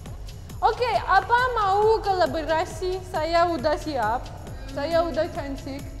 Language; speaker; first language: Indonesian; non-native, learner; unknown